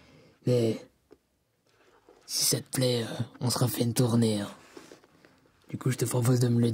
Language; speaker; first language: French; native; French